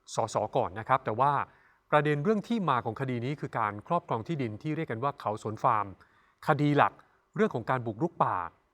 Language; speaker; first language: Thai; native; Thai